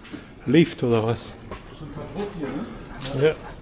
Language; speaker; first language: German; non-native, learner; Croatian